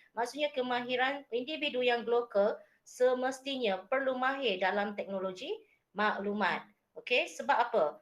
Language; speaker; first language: Malay; native; Malay